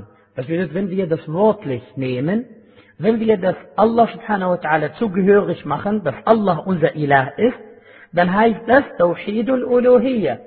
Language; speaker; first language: German; non-native, fluent; Arabic